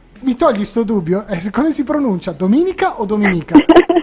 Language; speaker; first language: Italian; native; Italian